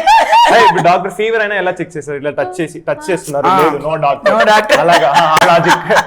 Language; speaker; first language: Telugu; non-native, local second language; Tamil